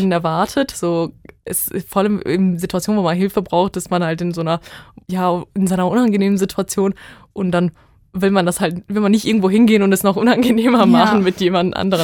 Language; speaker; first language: German; non-native, fluent; Bosnian